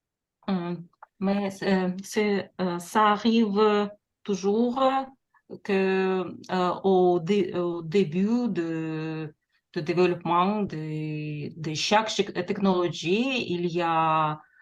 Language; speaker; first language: French; non-native, fluent; Russian